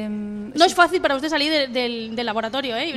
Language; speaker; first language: Spanish; native; Spanish